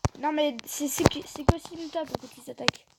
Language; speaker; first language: French; native; French